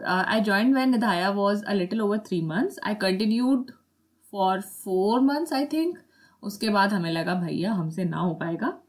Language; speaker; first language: Hindi; native; Hindi